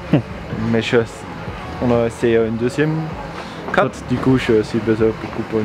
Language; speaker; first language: French; non-native, learner; German